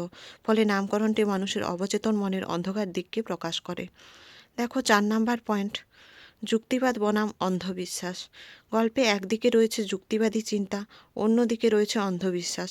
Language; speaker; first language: Bangla; native; Bangla